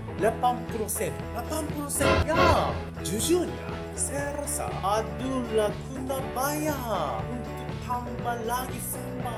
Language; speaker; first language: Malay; non-native, learner; Japanese